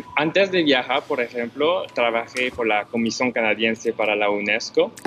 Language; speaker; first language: Spanish; non-native, fluent; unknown